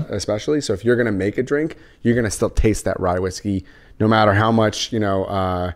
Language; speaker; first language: English; native; English